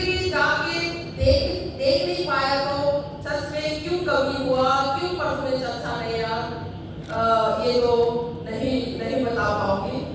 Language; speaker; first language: Hindi; non-native, local second language; Manipuri